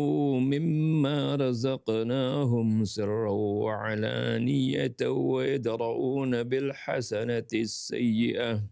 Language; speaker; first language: Arabic; non-native, fluent; Indonesian